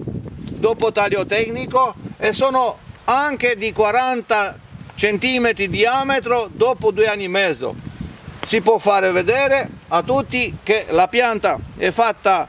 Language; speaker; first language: Italian; non-native, fluent; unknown